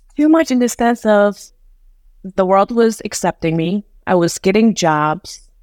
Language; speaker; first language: English; early bilingual, other home language; Persian